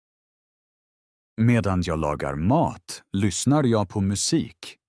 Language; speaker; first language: Swedish; non-native, fluent; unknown